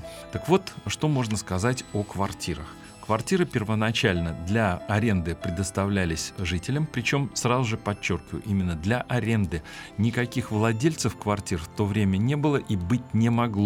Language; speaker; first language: Russian; native; Russian